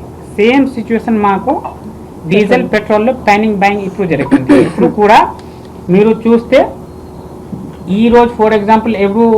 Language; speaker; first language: Telugu; non-native, fluent; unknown